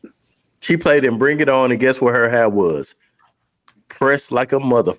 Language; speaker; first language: English; native; English